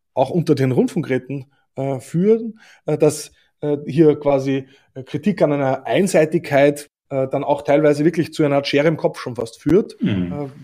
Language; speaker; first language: German; native; German